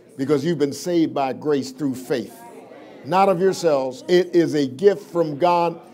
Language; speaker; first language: English; native; English